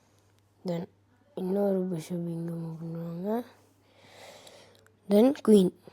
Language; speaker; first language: Tamil; early bilingual, heritage; Tamil